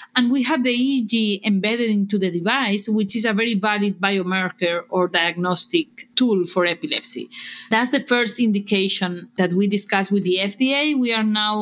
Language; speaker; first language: English; non-native, fluent; Spanish